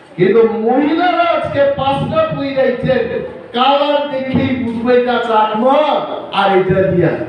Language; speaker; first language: Bangla; non-native, local second language; Kok Borok